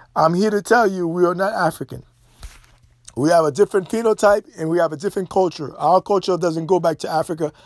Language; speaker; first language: English; non-native, fluent; Haitian Creole